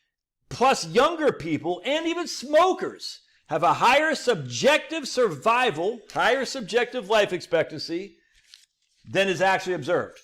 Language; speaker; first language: English; native; English